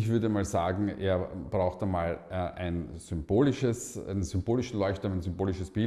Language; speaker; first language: German; native; German